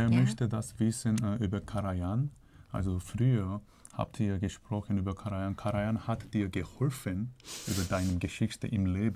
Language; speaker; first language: German; non-native, learner; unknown